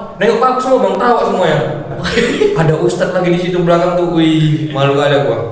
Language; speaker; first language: Indonesian; native; Indonesian